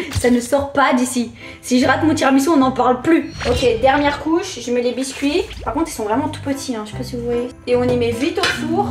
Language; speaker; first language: French; native; French